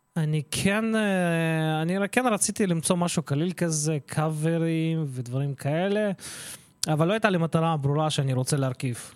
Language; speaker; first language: Hebrew; early bilingual, other home language; Russian